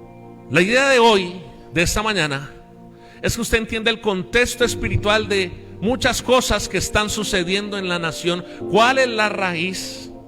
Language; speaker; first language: Spanish; native; Spanish